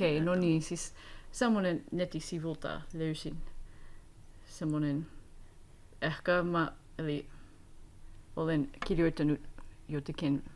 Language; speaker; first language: Finnish; non-native, learner; English